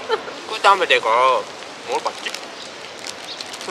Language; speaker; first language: Korean; non-native, fluent; Japanese